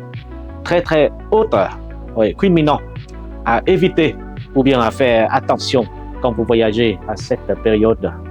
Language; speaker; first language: French; non-native, fluent; Vietnamese